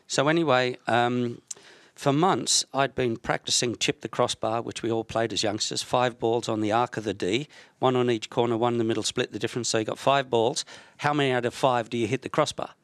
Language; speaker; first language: English; native; English